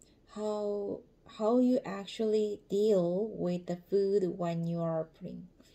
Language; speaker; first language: English; non-native, learner; Korean